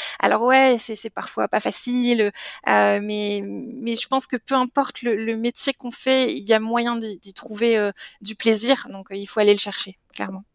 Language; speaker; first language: French; native; French